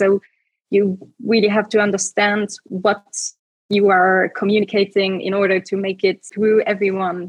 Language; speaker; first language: English; non-native, fluent; Luxembourgish